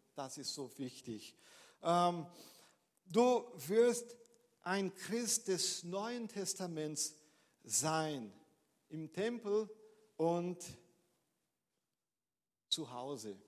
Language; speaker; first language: German; non-native, fluent; Portuguese